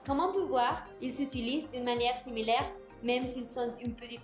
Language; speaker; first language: French; non-native, learner; Spanish